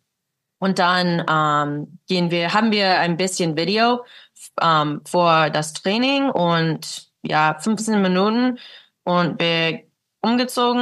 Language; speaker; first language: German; non-native, learner; English